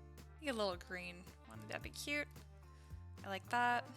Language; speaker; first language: English; native; English